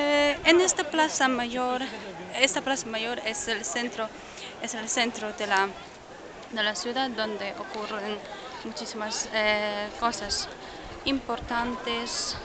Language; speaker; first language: Spanish; non-native, fluent; Polish